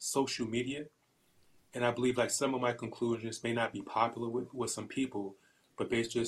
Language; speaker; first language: English; native; English